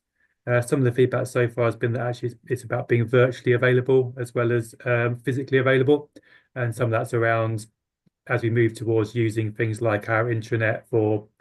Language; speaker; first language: English; native; English